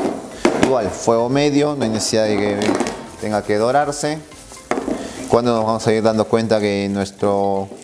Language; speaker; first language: Spanish; native; Spanish